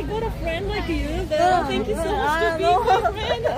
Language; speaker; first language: English; non-native, learner; Japanese